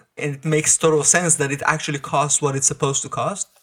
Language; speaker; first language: English; non-native, fluent; Hebrew